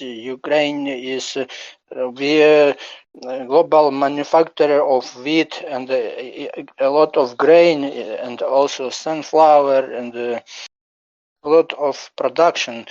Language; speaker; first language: English; non-native, learner; Ukrainian